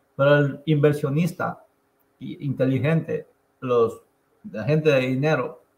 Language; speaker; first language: Spanish; native; Spanish